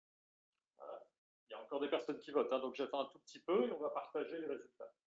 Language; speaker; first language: French; native; French